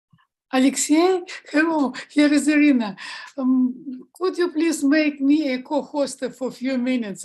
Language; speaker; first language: English; non-native, fluent; Russian